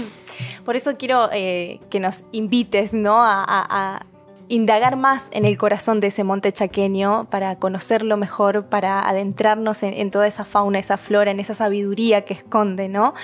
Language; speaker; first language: Spanish; native; Spanish